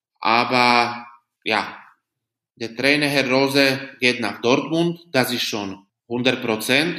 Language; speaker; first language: German; non-native, learner; Slovak